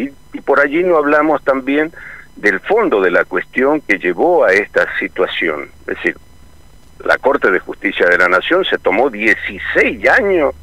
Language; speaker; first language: Spanish; native; Spanish